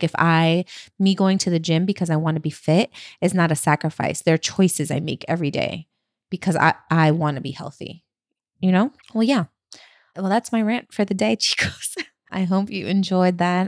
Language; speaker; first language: English; early bilingual, other home language; Spanish